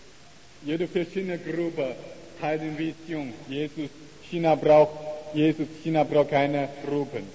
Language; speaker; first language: German; non-native, learner; Chinese